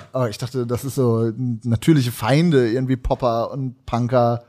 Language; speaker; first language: German; native; German